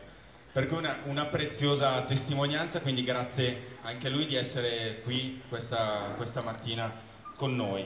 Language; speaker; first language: Italian; native; Italian